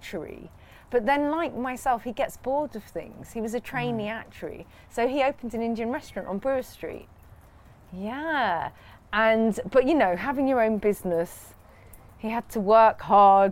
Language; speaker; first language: English; native; English